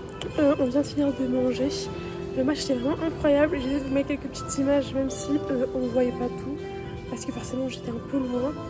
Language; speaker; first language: French; native; French